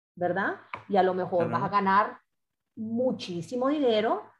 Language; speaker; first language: Spanish; native; Spanish